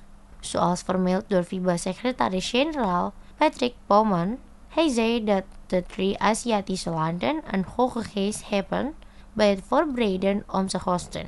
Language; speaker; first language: Dutch; non-native, fluent; Indonesian